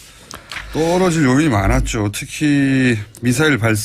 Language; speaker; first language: Korean; native; Korean